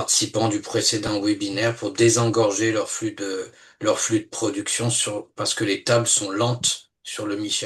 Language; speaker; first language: French; native; French